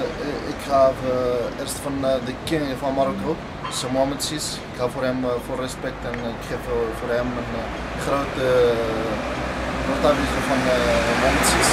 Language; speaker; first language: Dutch; non-native, learner; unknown